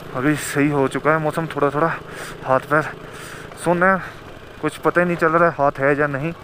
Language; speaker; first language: Hindi; native; Hindi